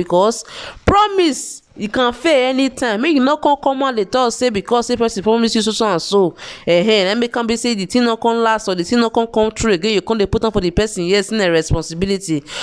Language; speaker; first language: Nigerian Pidgin; native; Nigerian Pidgin